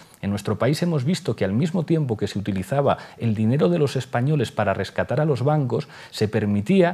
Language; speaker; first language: Spanish; native; Spanish